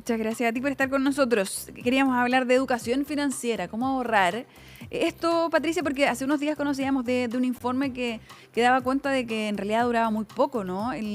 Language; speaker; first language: Spanish; native; Spanish